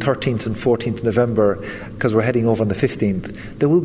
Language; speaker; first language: English; native; English